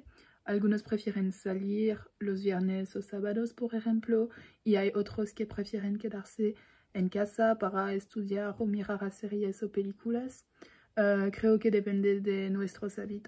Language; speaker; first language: Spanish; non-native, learner; French